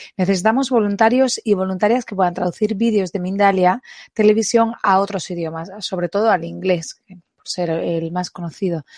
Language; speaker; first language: Spanish; native; Spanish